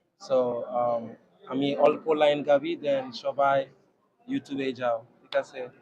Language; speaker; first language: Bangla; non-native, learner; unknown